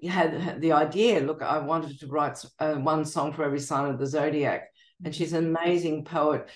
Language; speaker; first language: English; native; English